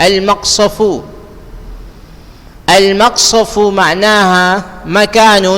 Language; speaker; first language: Arabic; non-native, fluent; Indonesian